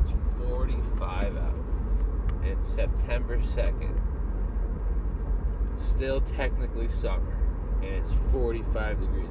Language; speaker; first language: English; native; English